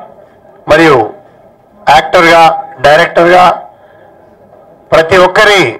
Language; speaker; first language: Telugu; native; Telugu